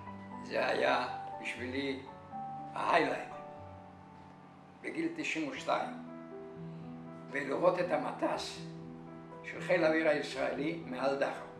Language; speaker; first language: Hebrew; non-native, fluent; Yiddish